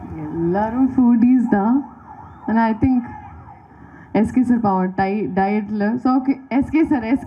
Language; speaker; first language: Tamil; non-native, learner; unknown